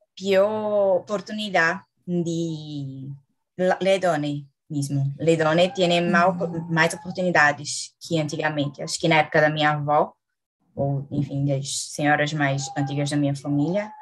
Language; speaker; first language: Italian; non-native, learner; Portuguese